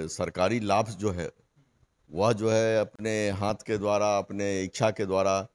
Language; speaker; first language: Hindi; native; Hindi